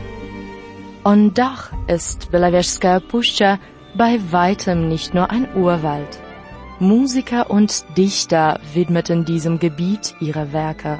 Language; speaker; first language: German; non-native, fluent; Russian